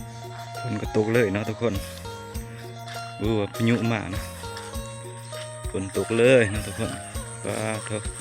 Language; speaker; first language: Thai; non-native, local second language; Northeastern Thai